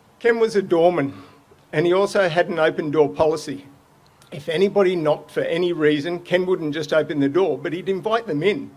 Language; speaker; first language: English; native; English